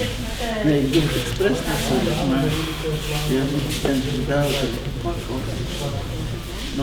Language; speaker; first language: Dutch; non-native, learner; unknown